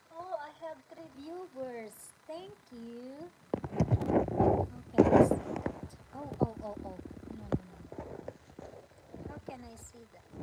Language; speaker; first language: English; non-native, learner; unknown